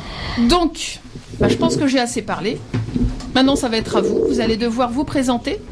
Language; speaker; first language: French; native; French